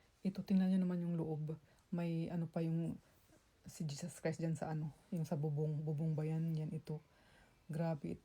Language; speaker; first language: Filipino; non-native, local second language; Cebuano